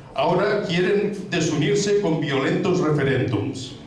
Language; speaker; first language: Spanish; non-native, local second language; Catalan